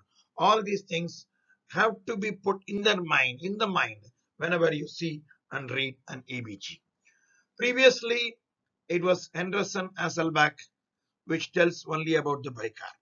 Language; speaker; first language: English; non-native, local second language; Tamil